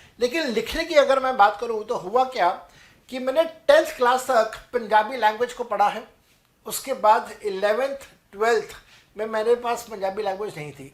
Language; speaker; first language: Hindi; non-native, local second language; Punjabi